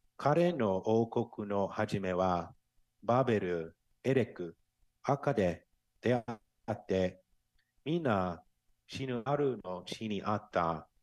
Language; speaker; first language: Japanese; non-native, fluent; English